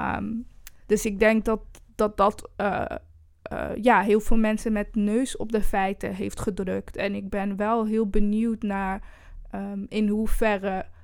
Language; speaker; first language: Dutch; early bilingual, other home language; Kinyarwanda